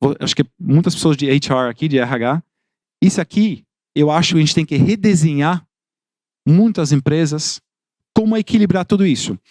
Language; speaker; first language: Portuguese; non-native, fluent; Dutch